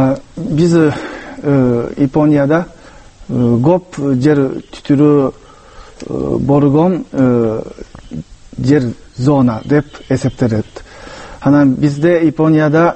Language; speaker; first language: Kyrgyz; non-native, fluent; Japanese